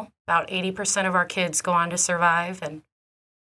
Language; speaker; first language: English; native; English